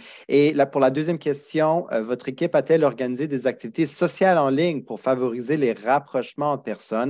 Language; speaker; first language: French; native; French